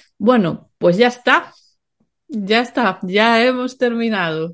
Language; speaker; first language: Spanish; native; Spanish